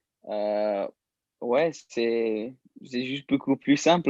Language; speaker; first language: French; early bilingual, heritage; English